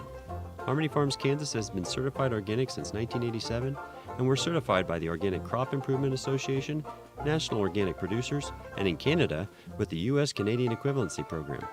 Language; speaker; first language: English; native; English